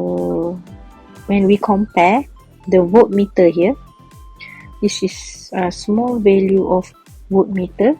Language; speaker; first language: English; non-native, local second language; Malay